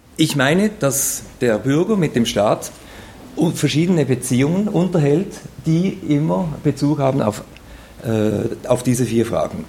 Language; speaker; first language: German; native; German